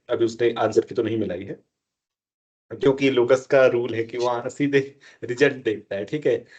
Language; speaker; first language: Hindi; native; Hindi